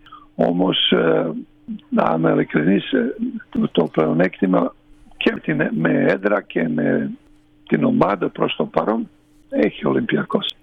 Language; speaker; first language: Greek; non-native, fluent; Serbian